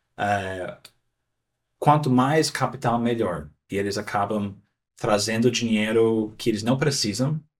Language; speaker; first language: Portuguese; non-native, fluent; English